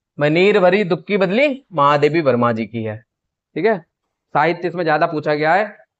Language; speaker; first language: Hindi; native; Hindi